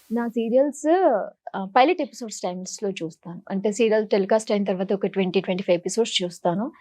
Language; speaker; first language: Telugu; native; Telugu